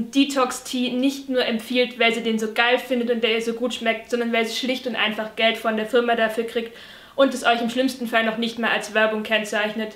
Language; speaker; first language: German; native; German